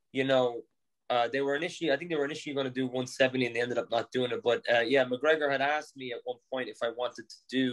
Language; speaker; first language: English; native; English